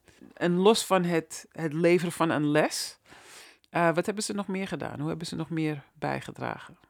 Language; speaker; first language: Dutch; native; Dutch